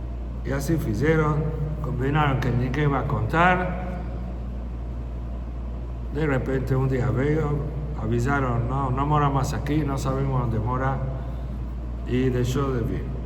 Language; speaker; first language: Portuguese; non-native, fluent; Spanish